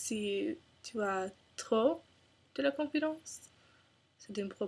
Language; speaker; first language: French; non-native, learner; English